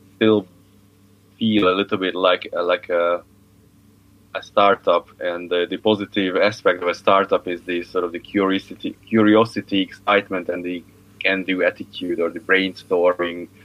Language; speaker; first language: English; non-native, fluent; Hungarian